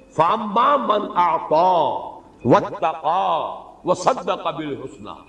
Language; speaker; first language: Urdu; native; Urdu